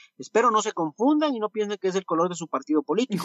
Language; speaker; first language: Spanish; native; Spanish